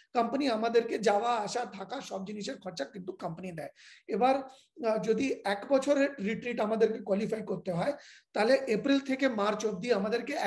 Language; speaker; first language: Bangla; non-native, fluent; Hindi